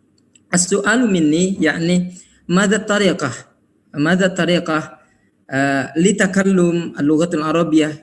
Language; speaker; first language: Arabic; non-native, learner; Indonesian